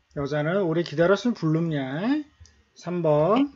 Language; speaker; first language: Korean; native; Korean